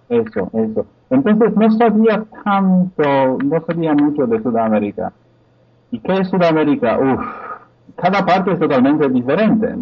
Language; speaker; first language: Spanish; non-native, fluent; Polish